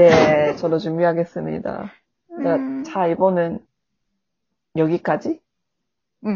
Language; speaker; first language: Korean; non-native, learner; Japanese